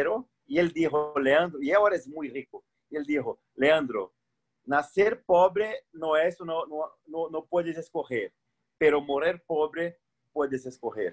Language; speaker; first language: Spanish; non-native, fluent; Portuguese